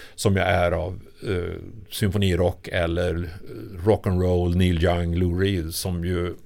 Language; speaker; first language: Swedish; native; Swedish